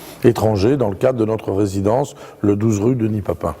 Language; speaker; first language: French; native; French